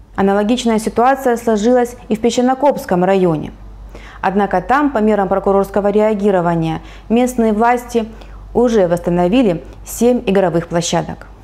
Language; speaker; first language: Russian; native; Russian